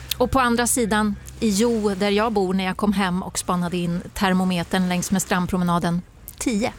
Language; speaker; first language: Swedish; native; Swedish